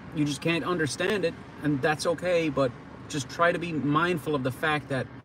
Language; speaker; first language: English; native; English